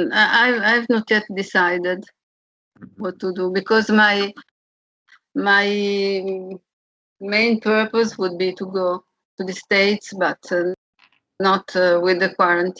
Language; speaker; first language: English; non-native, learner; Italian